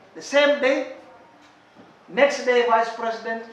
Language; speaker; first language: English; non-native, local second language; Swahili